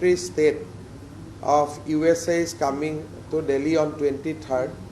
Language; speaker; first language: English; non-native, local second language; Assamese